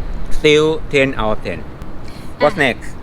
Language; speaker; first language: English; non-native, fluent; Thai